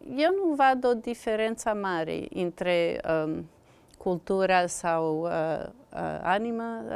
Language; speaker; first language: Romanian; non-native, learner; English